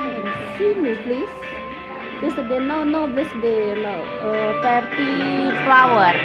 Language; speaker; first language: English; non-native, learner; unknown